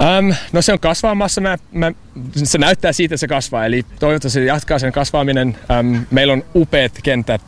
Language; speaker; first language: Finnish; non-native, fluent; English